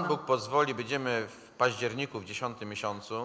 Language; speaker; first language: Polish; native; Polish